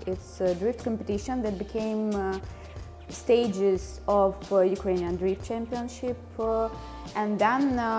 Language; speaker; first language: English; non-native, fluent; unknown